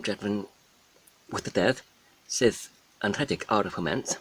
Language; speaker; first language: Welsh; non-native, learner; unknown